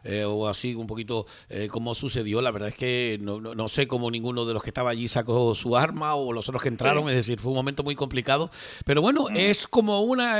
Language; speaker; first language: Spanish; native; Spanish